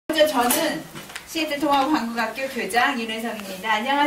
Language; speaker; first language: Korean; native; Korean